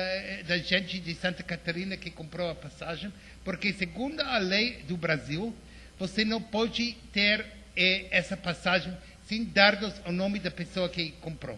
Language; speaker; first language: Portuguese; non-native, fluent; English